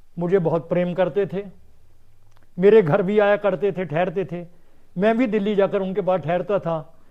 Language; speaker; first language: Hindi; non-native, local second language; Punjabi